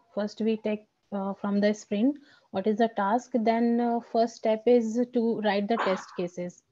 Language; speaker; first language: English; non-native, local second language; Hindi